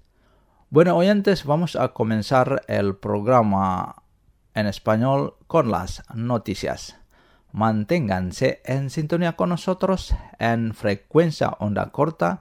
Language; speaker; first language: Spanish; non-native, fluent; Indonesian